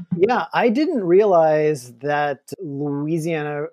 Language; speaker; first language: English; native; English